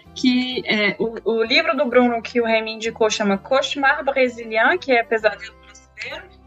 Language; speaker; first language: Portuguese; native; Portuguese